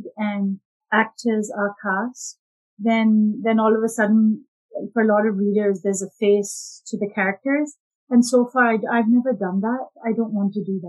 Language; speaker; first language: English; non-native, local second language; Urdu